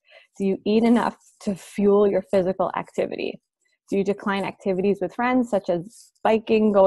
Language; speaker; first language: English; native; English